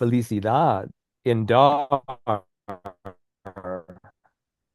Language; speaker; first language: Spanish; non-native, learner; English